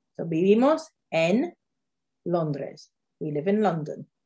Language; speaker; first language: Spanish; non-native, fluent; English